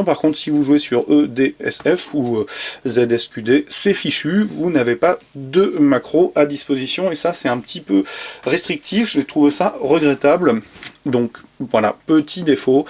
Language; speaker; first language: French; native; French